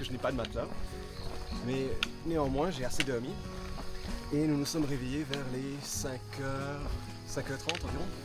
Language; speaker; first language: French; non-native, fluent; English